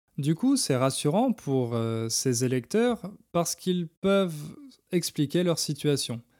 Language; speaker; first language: French; native; French